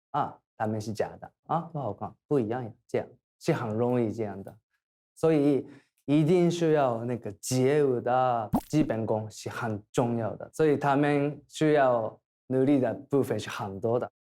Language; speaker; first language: Chinese; non-native, fluent; Thai